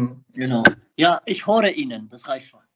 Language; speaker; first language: German; native; German